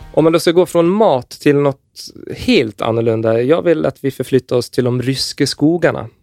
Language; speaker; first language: Swedish; native; Swedish